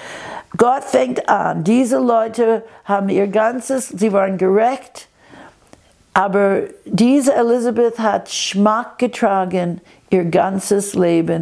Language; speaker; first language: German; non-native, fluent; English